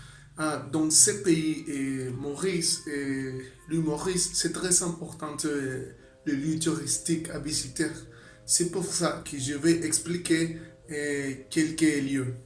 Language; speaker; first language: French; non-native, learner; Spanish